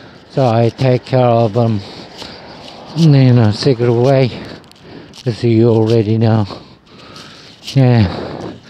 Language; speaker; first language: English; non-native, learner; Korean